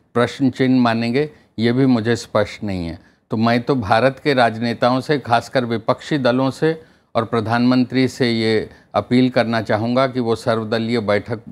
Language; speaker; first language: Hindi; native; Hindi